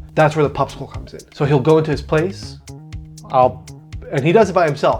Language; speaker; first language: English; native; English